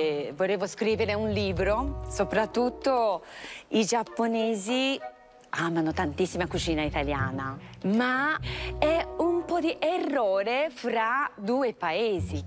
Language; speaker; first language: Italian; non-native, fluent; Japanese